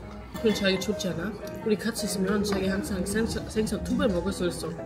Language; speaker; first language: Korean; non-native, learner; German